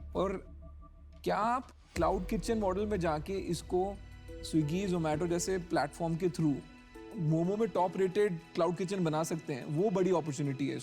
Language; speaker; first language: Hindi; native; Hindi